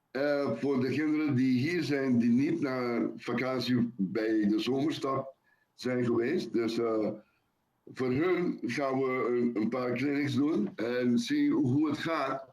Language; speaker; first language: Dutch; non-native, local second language; Papiamento